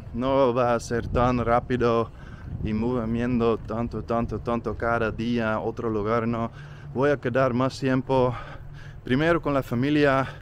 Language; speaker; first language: Spanish; non-native, learner; Dutch